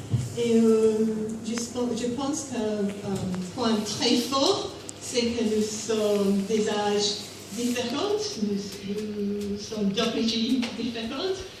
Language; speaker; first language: French; non-native, fluent; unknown